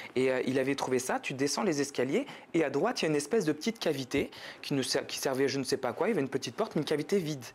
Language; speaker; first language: French; native; French